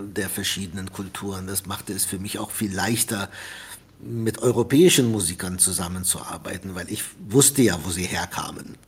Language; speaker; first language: German; non-native, fluent; Arabic